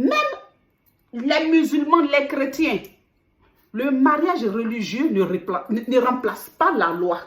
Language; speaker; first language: French; native; French